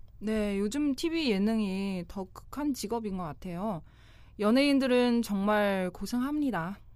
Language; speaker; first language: Korean; non-native, fluent; Chinese